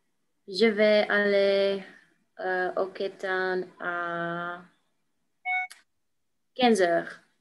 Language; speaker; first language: French; non-native, learner; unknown